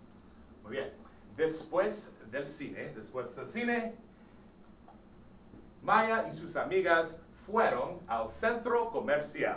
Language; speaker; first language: Spanish; non-native, fluent; English